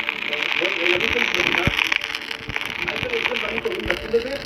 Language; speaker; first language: Hebrew; native; Hebrew